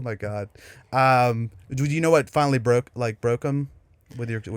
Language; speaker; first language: English; native; English